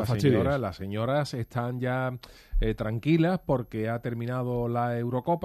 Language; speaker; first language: Spanish; native; Spanish